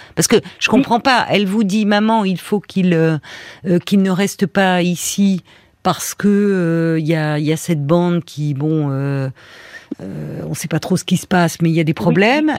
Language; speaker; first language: French; native; French